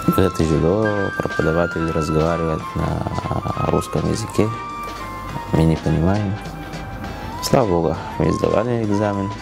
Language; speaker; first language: Russian; non-native, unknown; Arabic